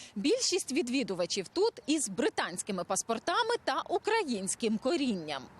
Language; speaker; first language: Ukrainian; native; Ukrainian